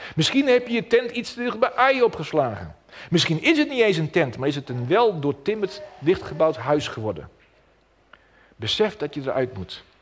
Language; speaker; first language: Dutch; non-native, local second language; Western Frisian